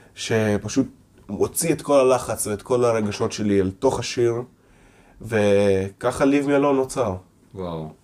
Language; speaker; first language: Hebrew; non-native, local second language; Russian